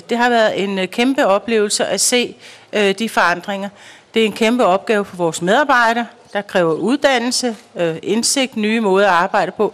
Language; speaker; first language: Danish; native; Danish